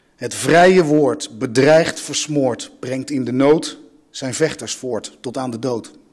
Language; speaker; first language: Dutch; native; Dutch